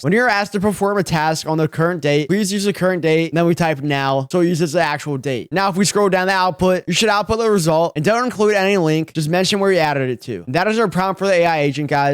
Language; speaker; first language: English; native; English